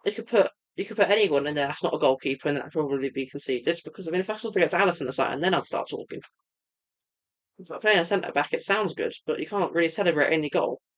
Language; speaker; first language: English; native; English